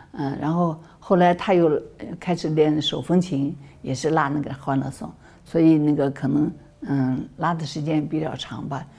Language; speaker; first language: Chinese; native; Chinese